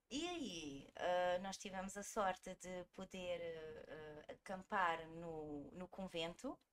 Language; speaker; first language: Portuguese; early bilingual, heritage; German